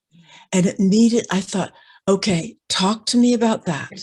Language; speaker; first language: English; native; English